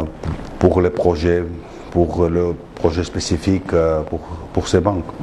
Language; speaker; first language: French; non-native, fluent; Georgian